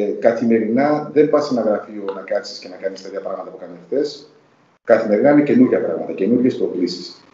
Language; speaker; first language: Greek; native; Greek